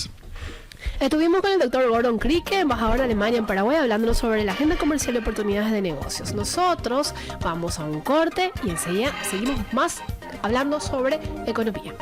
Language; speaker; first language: Spanish; native; Spanish